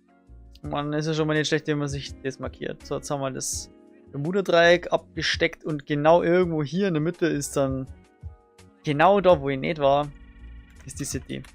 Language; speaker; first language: German; native; German